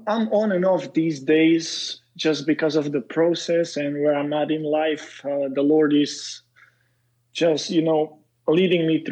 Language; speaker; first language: English; non-native, fluent; Serbian